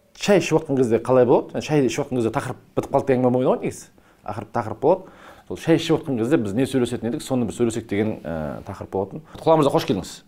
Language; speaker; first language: Kazakh; native; Kazakh